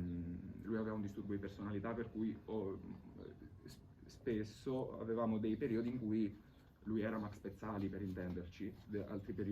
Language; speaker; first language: Italian; native; Italian